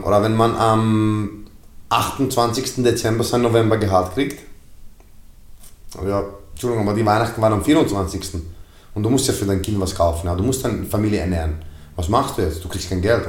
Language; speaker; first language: German; non-native, fluent; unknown